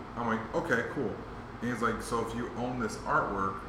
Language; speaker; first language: English; native; English